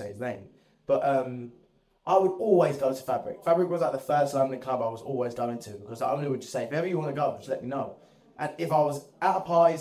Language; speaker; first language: English; native; English